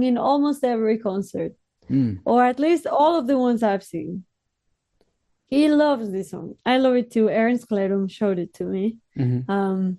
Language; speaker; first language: English; non-native, fluent; Spanish